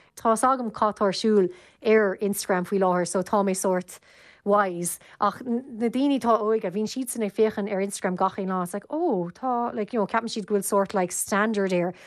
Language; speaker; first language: Irish; non-native, local second language; English